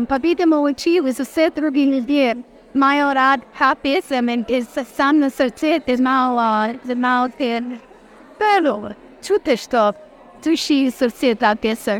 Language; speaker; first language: Slovenian; early bilingual, heritage; Slovenian